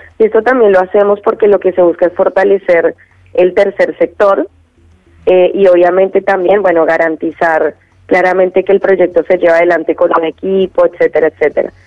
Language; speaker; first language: Spanish; native; Spanish